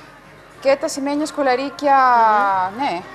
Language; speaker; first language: Greek; non-native, fluent; Spanish